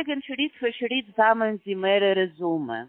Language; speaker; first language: German; non-native, learner; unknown